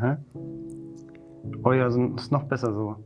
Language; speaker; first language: German; native; German